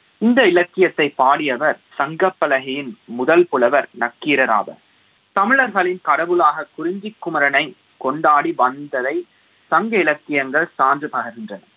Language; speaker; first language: Tamil; early bilingual, heritage; Tamil